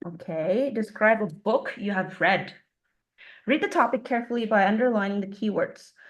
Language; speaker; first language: English; non-native, fluent; Vietnamese